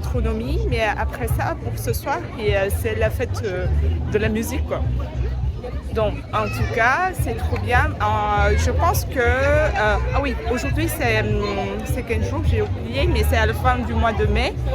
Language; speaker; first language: French; non-native, learner; Vietnamese